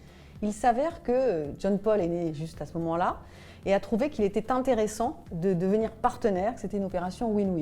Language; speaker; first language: French; native; French